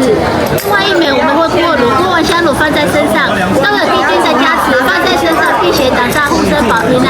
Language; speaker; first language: Chinese; native; Chinese